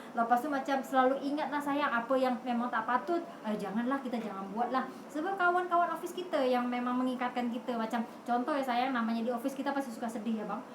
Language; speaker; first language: Malay; non-native, local second language; Javanese